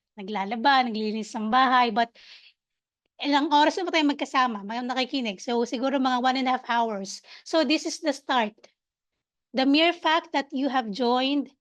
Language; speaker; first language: Filipino; native; Filipino